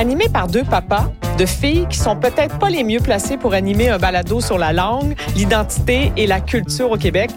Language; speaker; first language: French; native; French